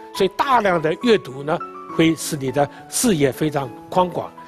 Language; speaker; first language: Chinese; native; Chinese